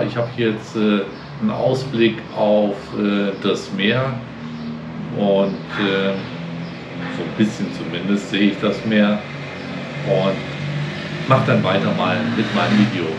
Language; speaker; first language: German; native; German